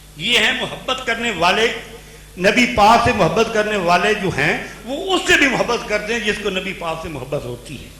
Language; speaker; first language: Urdu; non-native, local second language; Punjabi